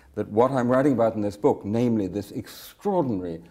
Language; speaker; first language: English; native; English